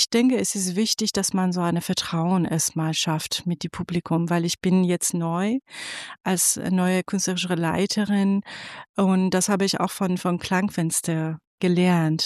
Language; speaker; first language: German; non-native, fluent; Persian